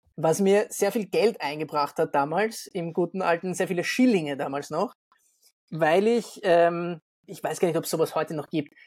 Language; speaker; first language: German; native; German